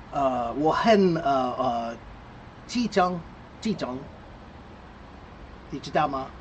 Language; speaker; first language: Chinese; non-native, fluent; English